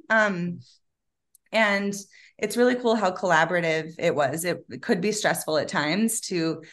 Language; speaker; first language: English; native; English